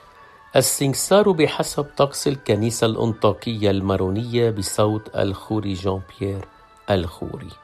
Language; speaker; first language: Arabic; native; Arabic